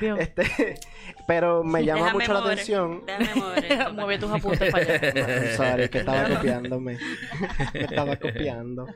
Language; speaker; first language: Spanish; native; Spanish